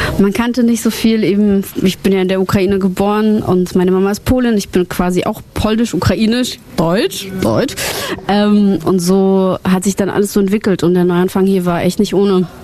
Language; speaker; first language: German; early bilingual, other home language; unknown